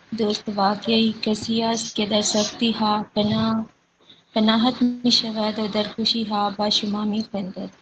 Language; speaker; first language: Persian; non-native, learner; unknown